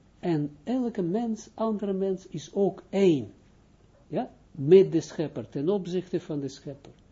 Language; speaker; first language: Dutch; non-native, fluent; Hebrew